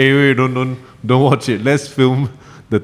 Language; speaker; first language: English; native; English